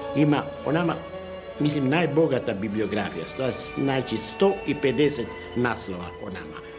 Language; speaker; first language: Bosnian; early bilingual, heritage; Bosnian